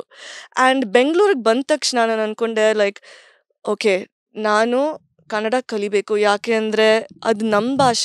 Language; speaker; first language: Kannada; early bilingual, heritage; English